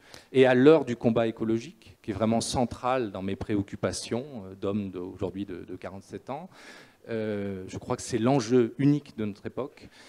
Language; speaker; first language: French; native; French